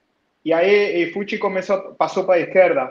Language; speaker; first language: Portuguese; non-native, fluent; Spanish